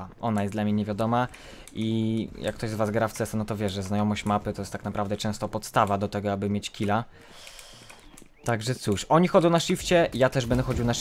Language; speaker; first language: Polish; native; Polish